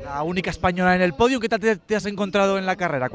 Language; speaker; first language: Spanish; native; Spanish